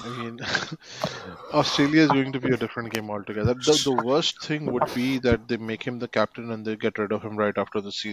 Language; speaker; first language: English; non-native, local second language; Hindi